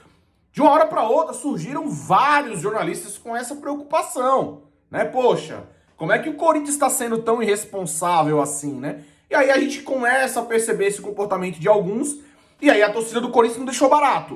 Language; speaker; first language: Portuguese; native; Portuguese